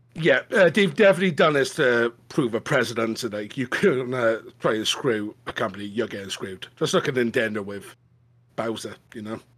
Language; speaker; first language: English; native; English